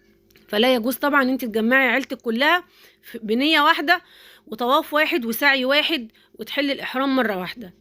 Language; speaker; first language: Arabic; native; Arabic